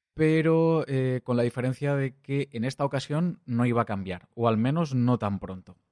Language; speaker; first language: Spanish; non-native, local second language; Catalan